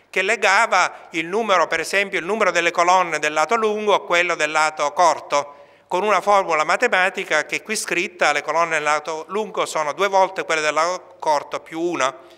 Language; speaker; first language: Italian; native; Italian